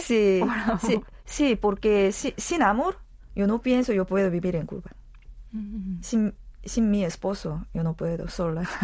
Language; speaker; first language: Spanish; non-native, learner; Korean